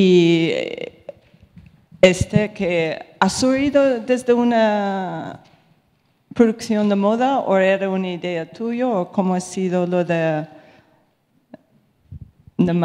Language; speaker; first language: Spanish; non-native, fluent; English